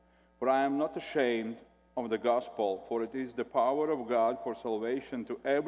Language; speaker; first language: English; non-native, fluent; Latvian